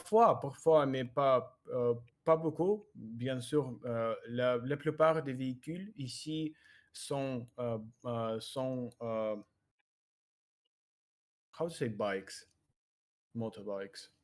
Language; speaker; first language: French; non-native, learner; Russian